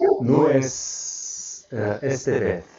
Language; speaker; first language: Spanish; non-native, learner; Korean